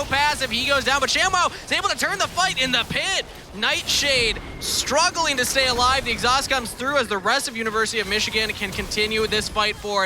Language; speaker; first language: English; native; English